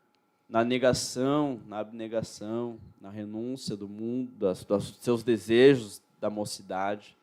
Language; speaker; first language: Portuguese; native; Portuguese